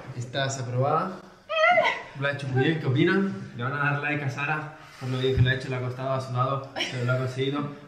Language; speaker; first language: Spanish; native; Spanish